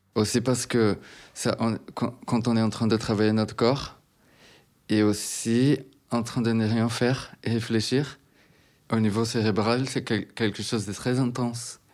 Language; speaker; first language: French; non-native, fluent; Portuguese